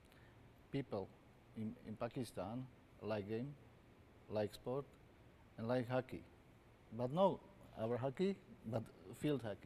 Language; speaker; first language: English; non-native, learner; Slovak